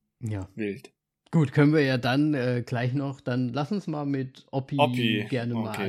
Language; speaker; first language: German; native; German